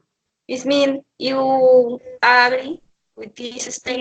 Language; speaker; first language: English; non-native, learner; Spanish